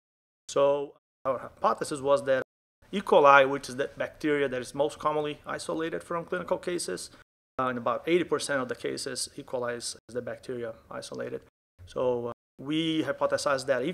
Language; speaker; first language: English; non-native, fluent; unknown